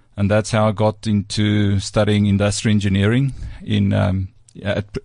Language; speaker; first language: English; non-native, local second language; Afrikaans